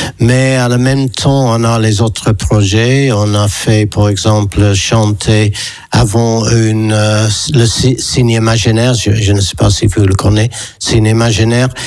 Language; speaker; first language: French; non-native, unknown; English